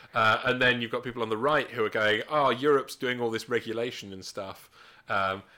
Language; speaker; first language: English; native; English